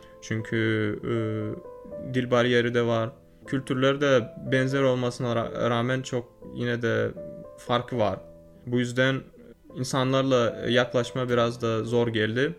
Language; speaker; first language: Turkish; non-native, fluent; Turkmen